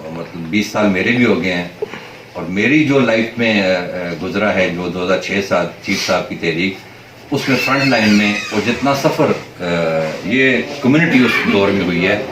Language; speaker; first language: Urdu; non-native, local second language; Northern Hindko